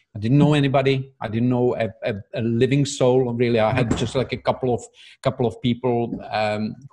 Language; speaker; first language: English; non-native, fluent; Czech